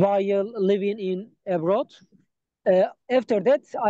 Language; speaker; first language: English; non-native, learner; Turkish